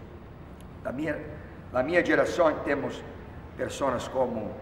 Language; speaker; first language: Spanish; non-native, fluent; Portuguese